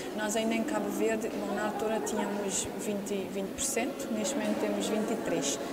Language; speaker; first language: Portuguese; non-native, local second language; Kabuverdianu